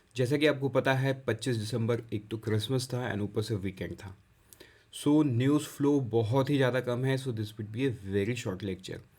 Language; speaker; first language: Hindi; non-native, local second language; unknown